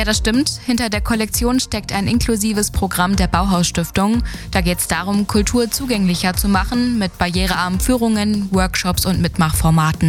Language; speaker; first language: German; native; German